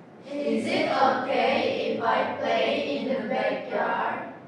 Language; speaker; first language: English; non-native, learner; Indonesian